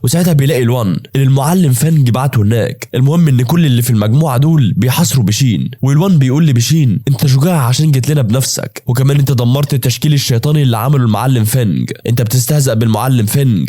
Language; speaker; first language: Arabic; native; Arabic